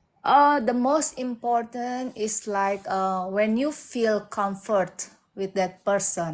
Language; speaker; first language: English; non-native, learner; Indonesian